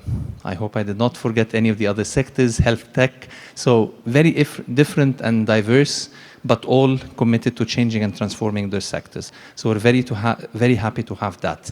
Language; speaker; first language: English; non-native, fluent; Arabic